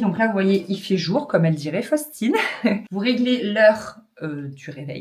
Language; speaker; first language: French; native; French